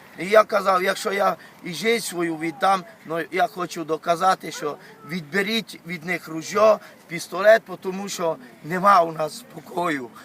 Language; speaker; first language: Ukrainian; native; Ukrainian